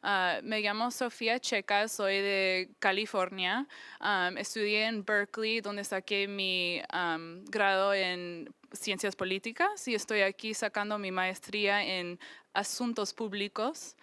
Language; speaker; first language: Spanish; early bilingual, heritage; English